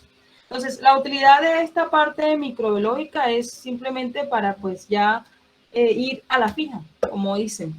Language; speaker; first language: Spanish; native; Spanish